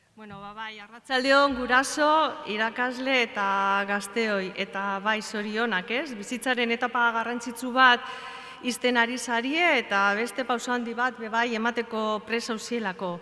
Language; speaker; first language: Basque; native; Basque